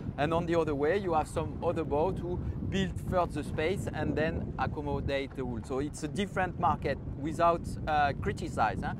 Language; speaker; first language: English; non-native, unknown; French